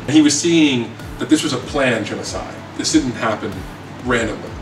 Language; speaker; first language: English; native; English